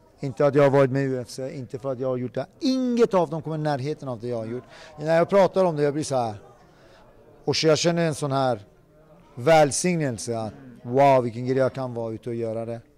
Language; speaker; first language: Swedish; early bilingual, other home language; Persian